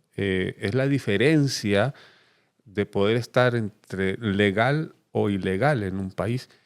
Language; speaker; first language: Spanish; native; Spanish